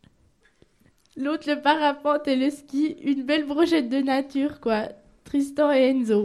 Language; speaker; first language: French; native; French